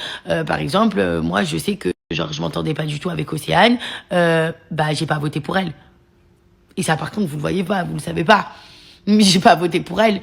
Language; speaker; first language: French; native; French